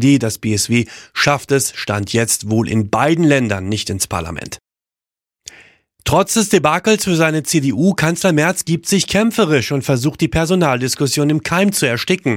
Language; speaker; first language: German; native; German